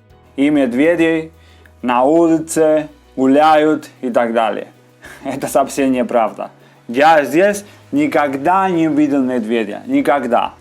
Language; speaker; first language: Russian; non-native, learner; Spanish